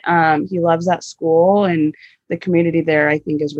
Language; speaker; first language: English; native; English